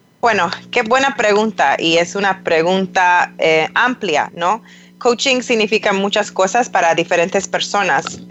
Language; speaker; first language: Spanish; non-native, fluent; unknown